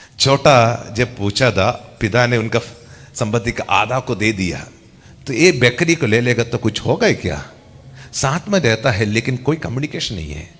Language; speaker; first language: Hindi; non-native, local second language; Malayalam